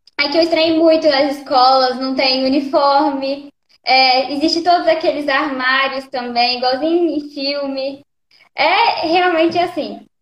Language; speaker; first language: Portuguese; native; Portuguese